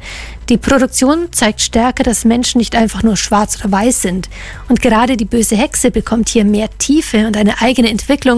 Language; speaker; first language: German; native; German